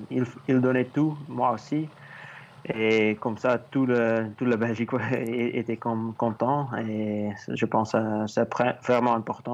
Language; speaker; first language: French; non-native, learner; Dutch